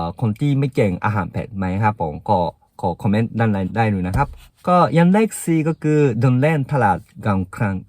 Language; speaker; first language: Thai; non-native, fluent; Japanese